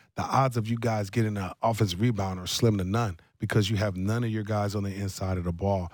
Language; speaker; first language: English; native; English